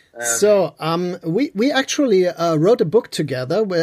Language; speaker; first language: English; non-native, fluent; German